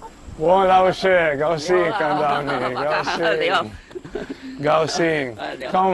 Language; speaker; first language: Chinese; non-native, learner; Italian